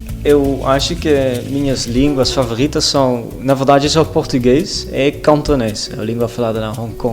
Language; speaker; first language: Portuguese; non-native, learner; Dutch